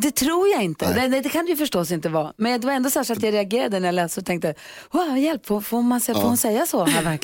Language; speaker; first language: Swedish; native; Swedish